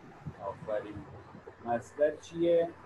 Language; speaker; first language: Persian; non-native, fluent; Urdu